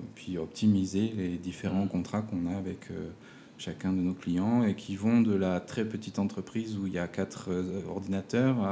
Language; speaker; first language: French; native; French